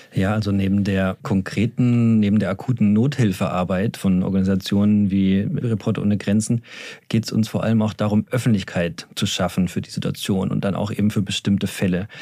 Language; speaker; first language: German; native; German